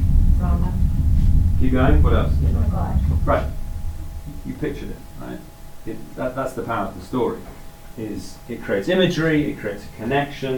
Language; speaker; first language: English; native; English